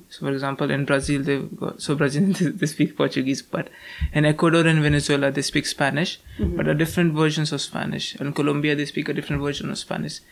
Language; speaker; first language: English; non-native, local second language; Hindi